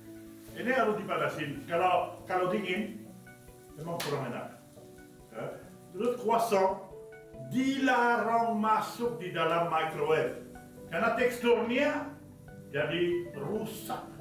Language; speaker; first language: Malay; non-native, fluent; French